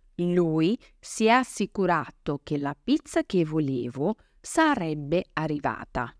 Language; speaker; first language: Italian; non-native, fluent; Portuguese